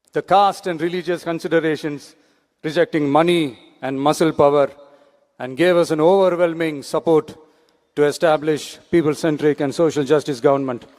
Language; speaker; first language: English; non-native, local second language; Tamil